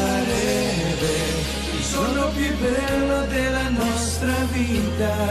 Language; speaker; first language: Italian; non-native, learner; Filipino